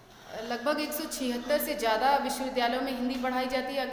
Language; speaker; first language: Hindi; native; Hindi